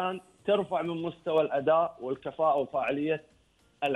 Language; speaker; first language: Arabic; native; Arabic